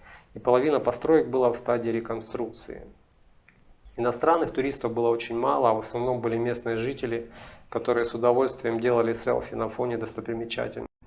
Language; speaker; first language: Russian; native; Russian